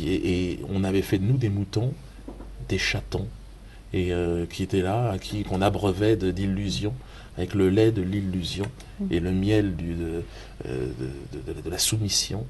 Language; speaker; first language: French; native; French